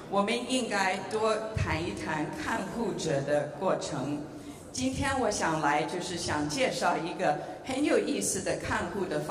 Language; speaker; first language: Chinese; early bilingual, heritage; English